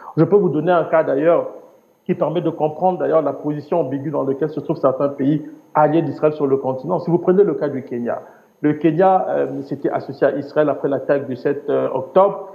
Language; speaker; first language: French; native; French